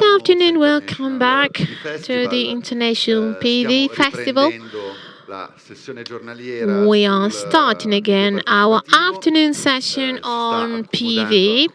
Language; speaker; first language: English; non-native, fluent; Italian